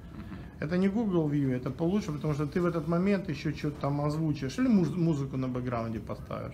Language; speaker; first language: Russian; native; Russian